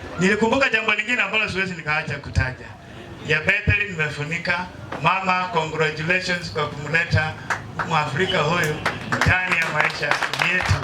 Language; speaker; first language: Swahili; non-native, local second language; Luyia